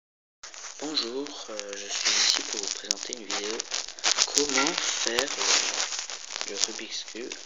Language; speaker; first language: French; native; French